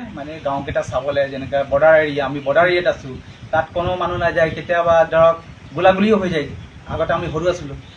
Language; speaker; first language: Assamese; non-native, local second language; Karbi